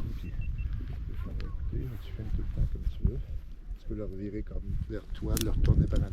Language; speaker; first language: French; native; French